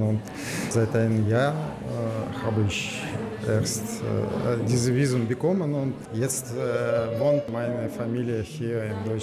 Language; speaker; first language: German; non-native, learner; Russian